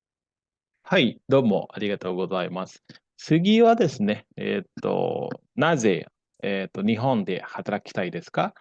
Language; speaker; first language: Japanese; non-native, fluent; Indonesian